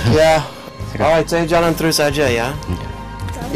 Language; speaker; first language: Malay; non-native, fluent; English